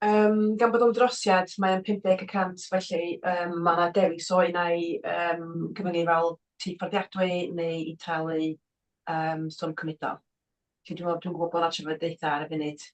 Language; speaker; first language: Welsh; native; Welsh